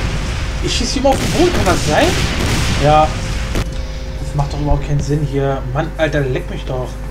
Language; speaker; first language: German; native; German